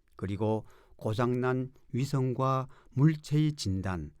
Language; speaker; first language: Korean; native; Korean